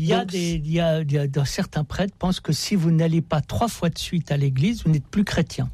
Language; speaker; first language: French; native; French